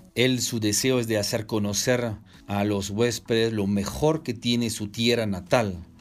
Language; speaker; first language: Spanish; non-native, fluent; French